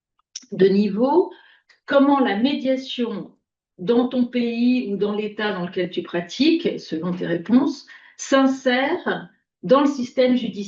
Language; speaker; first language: French; native; French